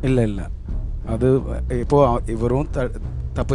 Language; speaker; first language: Malayalam; non-native, learner; Tamil